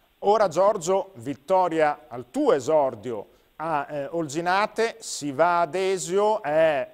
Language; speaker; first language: Italian; native; Italian